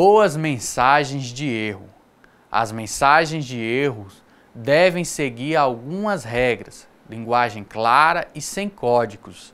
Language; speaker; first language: Portuguese; native; Portuguese